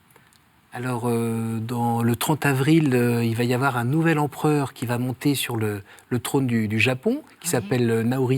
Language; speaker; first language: French; native; French